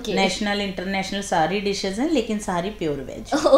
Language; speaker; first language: Hindi; native; Hindi